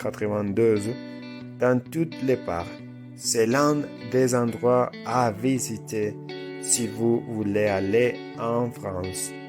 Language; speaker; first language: French; non-native, learner; Spanish